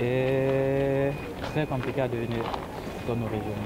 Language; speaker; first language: French; native; French